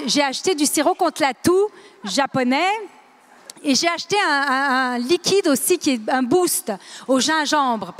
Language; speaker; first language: French; native; French